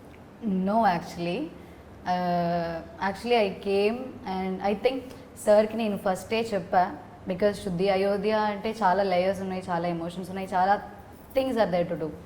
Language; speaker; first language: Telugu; non-native, learner; Malayalam